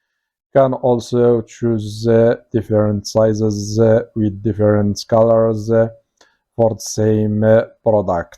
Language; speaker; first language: English; non-native, fluent; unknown